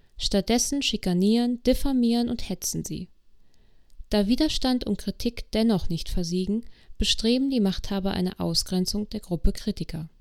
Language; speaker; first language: German; native; German